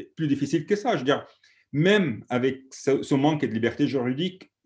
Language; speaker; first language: French; non-native, fluent; Arabic